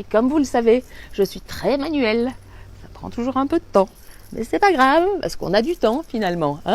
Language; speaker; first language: French; native; French